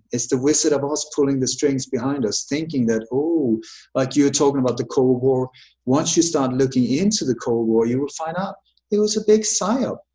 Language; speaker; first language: English; early bilingual, other home language; Danish